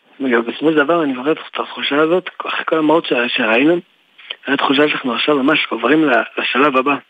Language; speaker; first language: Hebrew; early bilingual, other home language; French